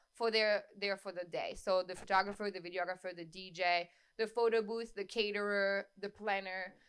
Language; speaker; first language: English; non-native, fluent; French